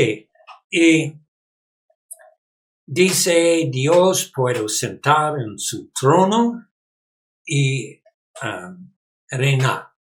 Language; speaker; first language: Spanish; non-native, learner; English